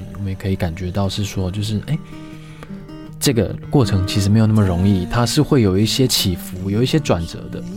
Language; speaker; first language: Chinese; native; Chinese